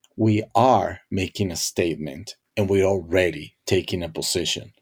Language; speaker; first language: English; non-native, fluent; Spanish